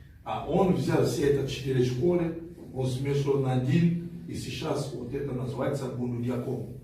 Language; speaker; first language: Russian; non-native, fluent; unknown